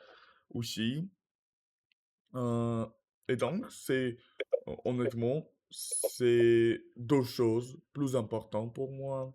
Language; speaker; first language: French; non-native, learner; Russian